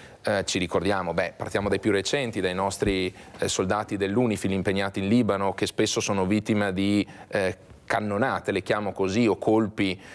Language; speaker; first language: Italian; native; Italian